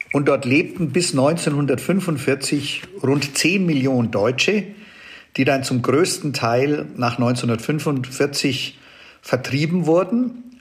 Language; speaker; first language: German; native; German